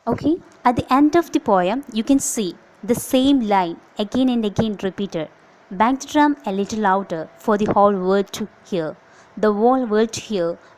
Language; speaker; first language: English; non-native, local second language; Malayalam